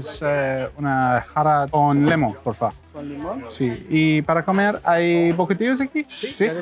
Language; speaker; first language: Spanish; non-native, learner; English